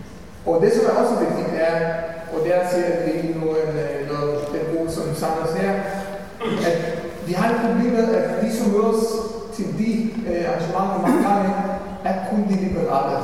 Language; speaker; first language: Danish; non-native, fluent; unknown